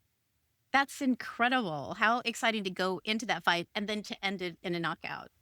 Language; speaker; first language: English; native; English